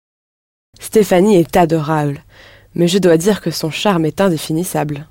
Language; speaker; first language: French; non-native, learner; English